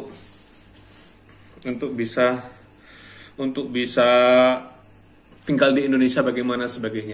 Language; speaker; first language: Indonesian; non-native, local second language; Javanese